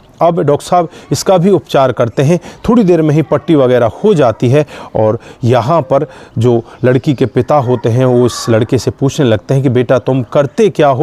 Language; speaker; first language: Hindi; native; Hindi